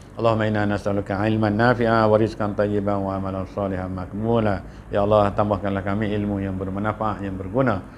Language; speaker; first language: Malay; native; Malay